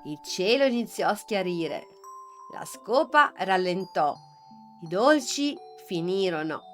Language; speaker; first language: Italian; native; Italian